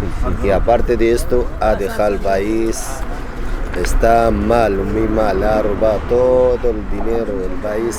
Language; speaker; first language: Spanish; non-native, learner; Arabic